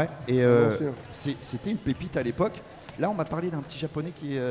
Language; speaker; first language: French; native; French